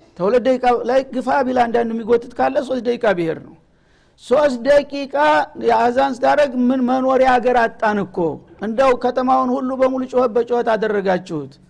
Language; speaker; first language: Amharic; native; Amharic